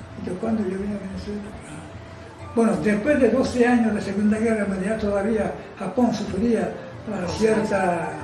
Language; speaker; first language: Spanish; non-native, fluent; Japanese